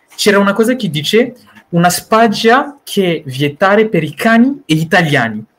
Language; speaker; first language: Italian; non-native, fluent; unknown